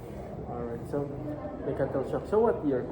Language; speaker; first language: English; non-native, learner; Indonesian